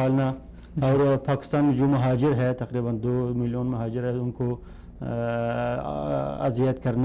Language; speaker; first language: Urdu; non-native, fluent; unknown